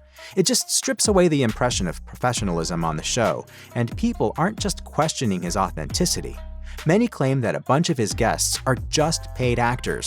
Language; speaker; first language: English; native; English